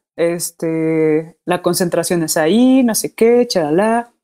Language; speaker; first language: Spanish; native; Spanish